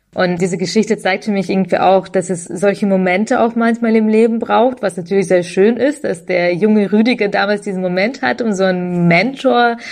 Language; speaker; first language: German; early bilingual, other home language; Russian